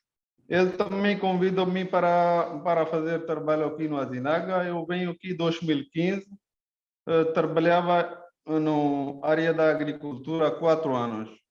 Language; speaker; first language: Portuguese; non-native, learner; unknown